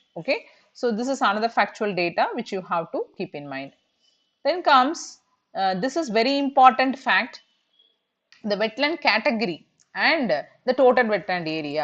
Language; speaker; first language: English; non-native, local second language; Tamil